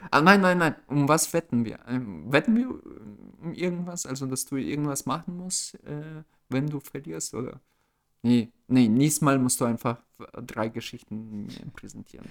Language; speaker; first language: German; early bilingual, other home language; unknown